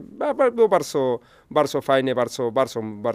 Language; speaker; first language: Polish; non-native, learner; Spanish